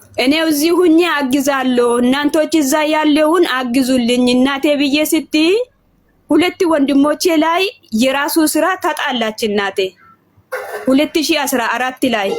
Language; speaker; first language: Amharic; non-native, local second language; Oromo